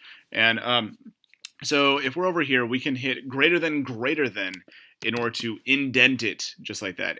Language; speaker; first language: English; native; English